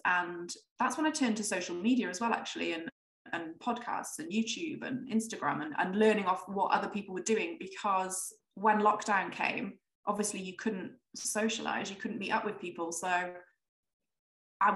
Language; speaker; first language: English; native; English